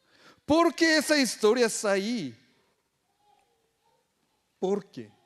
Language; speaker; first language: Portuguese; non-native, fluent; Korean